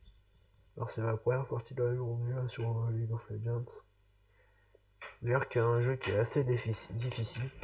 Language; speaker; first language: French; native; French